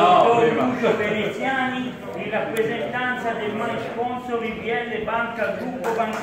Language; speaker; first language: Italian; native; Italian